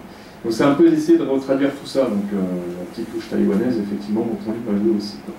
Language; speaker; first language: French; native; French